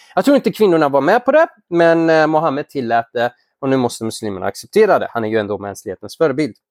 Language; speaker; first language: Swedish; non-native, fluent; Persian